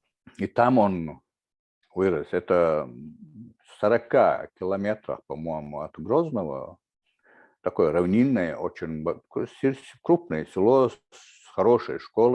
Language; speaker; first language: Russian; non-native, local second language; Chechen